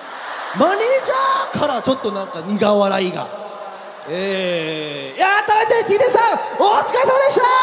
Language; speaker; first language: Japanese; native; Japanese